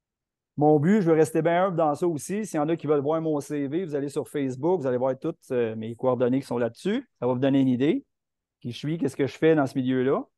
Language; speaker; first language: French; native; French